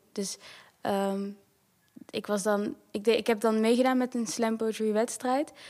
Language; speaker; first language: Dutch; early bilingual, other home language; Kinyarwanda